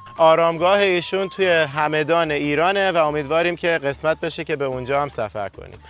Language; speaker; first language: Persian; native; Persian